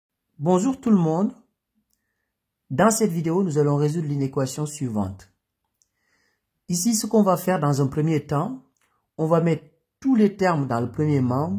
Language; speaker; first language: French; native; French